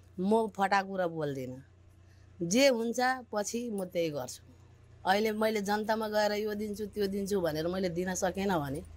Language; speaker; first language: Nepali; non-native, local second language; Maithili